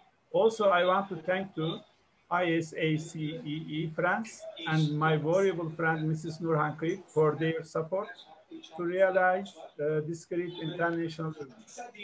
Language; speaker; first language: English; non-native, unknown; Turkish